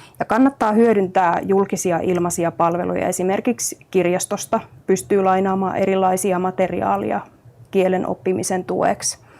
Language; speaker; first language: Finnish; native; Finnish